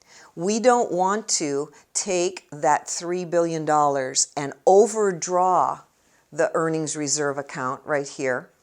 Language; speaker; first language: English; native; English